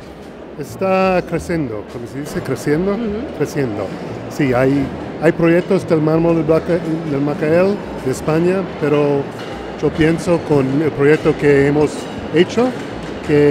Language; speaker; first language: Spanish; non-native, learner; English